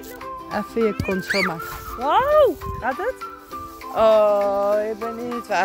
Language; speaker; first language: Dutch; native; Dutch